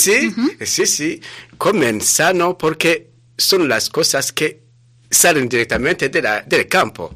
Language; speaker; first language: Spanish; non-native, fluent; Rundi